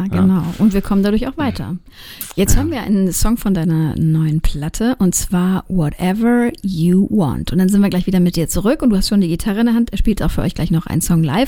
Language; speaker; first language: German; native; German